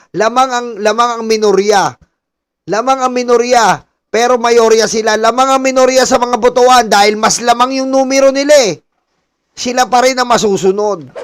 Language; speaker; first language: Filipino; native; Filipino